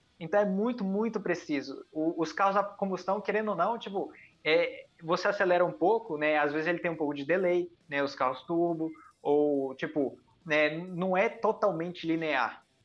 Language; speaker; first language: Portuguese; early bilingual, heritage; Portuguese